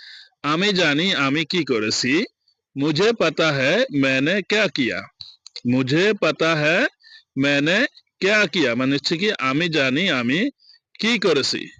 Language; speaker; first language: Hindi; non-native, fluent; Bangla